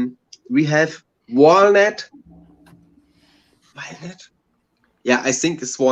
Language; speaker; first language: English; non-native, learner; German